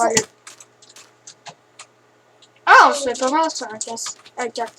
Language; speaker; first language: French; native; French